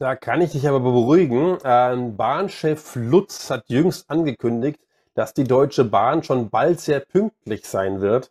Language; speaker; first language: German; native; German